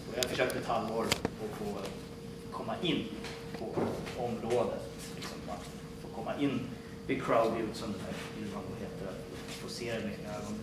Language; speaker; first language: Swedish; native; Swedish